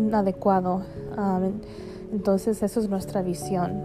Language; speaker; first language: Spanish; early bilingual, heritage; Spanish